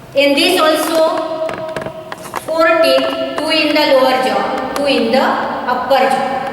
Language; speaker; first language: English; non-native, local second language; Marathi